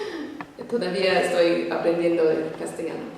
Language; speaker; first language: Spanish; non-native, fluent; English